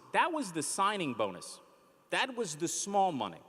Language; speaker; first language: English; native; English